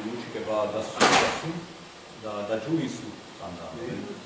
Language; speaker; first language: Italian; native; Italian